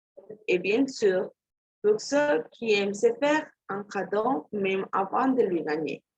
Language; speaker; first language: French; non-native, learner; Spanish